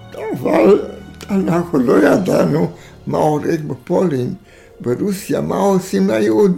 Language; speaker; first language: Hebrew; non-native, fluent; Romanian